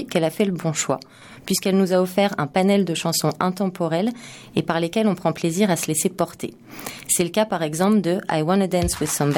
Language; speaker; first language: French; native; French